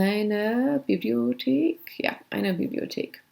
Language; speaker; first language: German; non-native, fluent; English